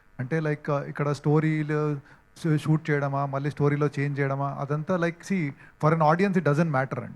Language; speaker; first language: Telugu; native; Telugu